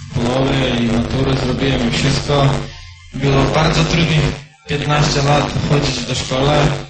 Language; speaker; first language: Polish; non-native, learner; Croatian